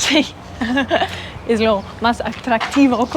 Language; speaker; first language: Spanish; non-native, learner; English